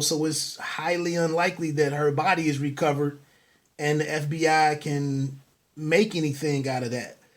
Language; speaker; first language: English; native; English